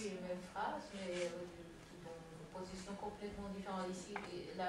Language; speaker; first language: French; non-native, fluent; Japanese